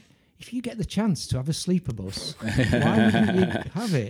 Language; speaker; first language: English; native; English